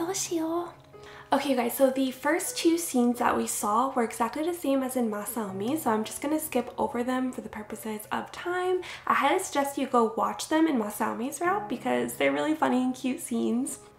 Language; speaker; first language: English; native; English